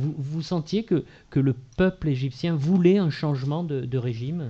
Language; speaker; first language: French; native; French